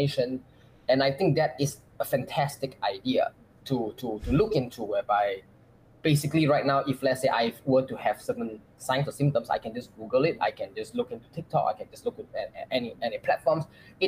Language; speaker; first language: English; non-native, local second language; Chinese